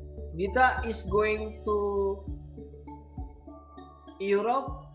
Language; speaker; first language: English; non-native, learner; Indonesian